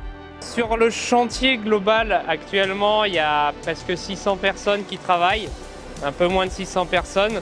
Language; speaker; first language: French; native; French